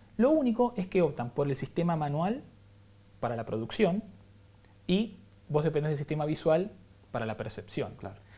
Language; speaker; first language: Spanish; native; Spanish